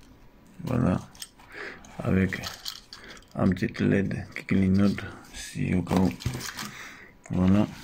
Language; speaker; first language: French; non-native, fluent; Russian